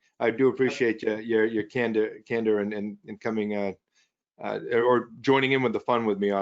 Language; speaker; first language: English; native; English